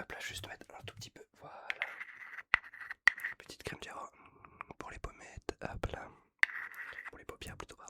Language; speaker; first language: French; native; French